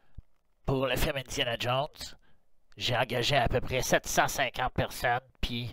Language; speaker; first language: French; native; French